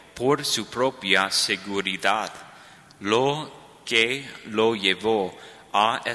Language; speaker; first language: Spanish; non-native, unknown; English